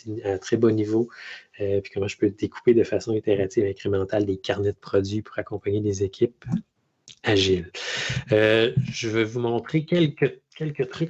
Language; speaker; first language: French; native; French